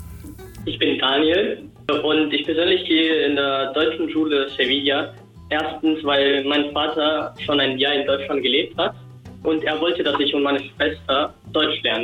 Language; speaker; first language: German; non-native, fluent; Spanish